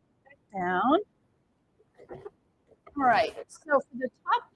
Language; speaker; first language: English; native; English